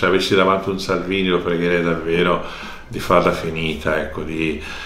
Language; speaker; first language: Italian; native; Italian